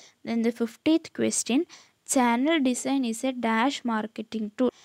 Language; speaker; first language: English; non-native, local second language; Malayalam